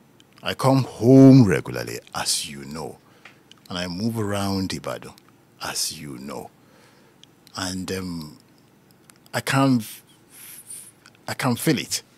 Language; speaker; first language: English; non-native, local second language; Yoruba